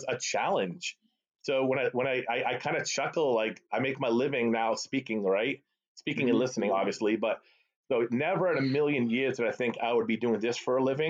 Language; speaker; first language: English; early bilingual, other home language; Arabic